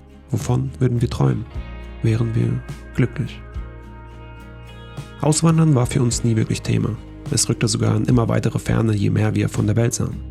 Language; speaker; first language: German; native; German